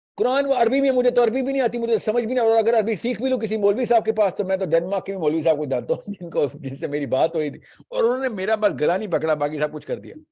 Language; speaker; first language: Urdu; native; Urdu